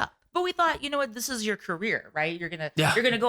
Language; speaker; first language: English; native; English